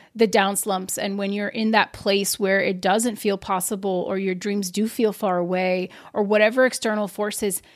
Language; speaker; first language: English; early bilingual, other home language; Portuguese